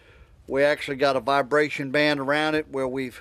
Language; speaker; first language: English; native; English